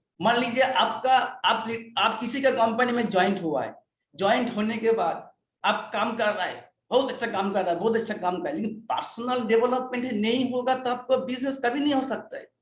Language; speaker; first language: Hindi; non-native, local second language; Bangla